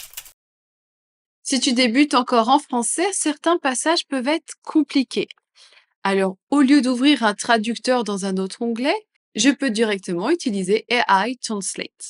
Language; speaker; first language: French; native; French